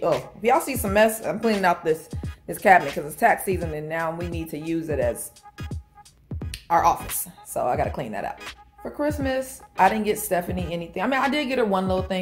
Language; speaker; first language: English; native; English